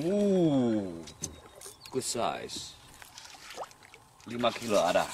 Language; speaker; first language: English; non-native, learner; Indonesian